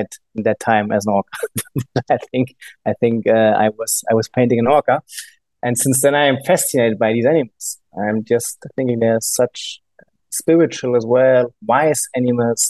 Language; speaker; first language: English; non-native, fluent; German